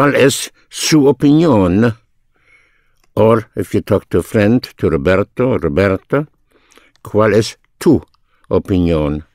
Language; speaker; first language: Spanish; non-native, fluent; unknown